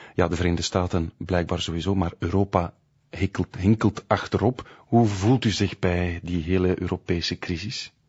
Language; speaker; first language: Dutch; native; Dutch